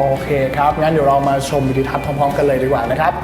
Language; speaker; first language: Thai; native; Thai